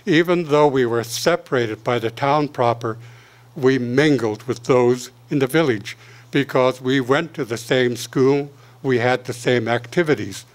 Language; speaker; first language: English; native; English